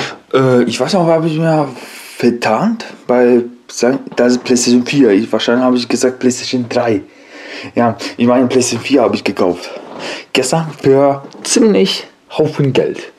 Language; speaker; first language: German; non-native, learner; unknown